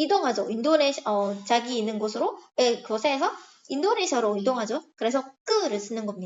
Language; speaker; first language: Korean; non-native, fluent; Indonesian